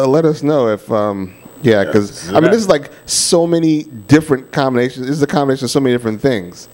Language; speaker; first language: English; native; English